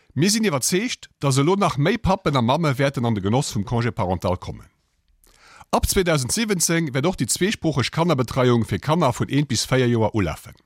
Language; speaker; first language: Luxembourgish; native; Luxembourgish